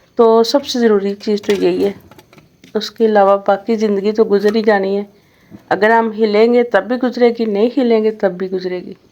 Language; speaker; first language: Urdu; native; Urdu